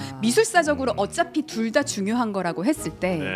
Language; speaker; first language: Korean; native; Korean